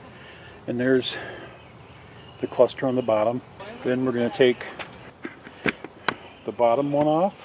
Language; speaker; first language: English; native; English